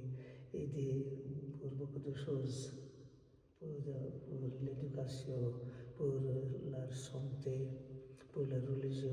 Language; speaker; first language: French; non-native, fluent; Bangla